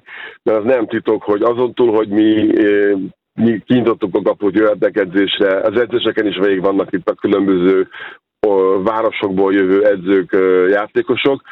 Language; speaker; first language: Hungarian; native; Hungarian